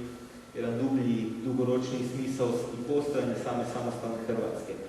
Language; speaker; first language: Croatian; native; Croatian